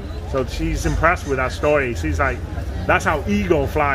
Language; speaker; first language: English; non-native, fluent; Vietnamese